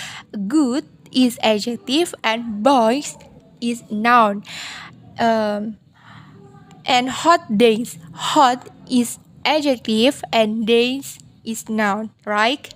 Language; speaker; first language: English; non-native, learner; Indonesian